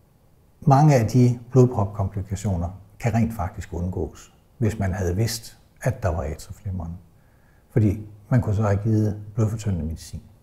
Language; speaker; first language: Danish; native; Danish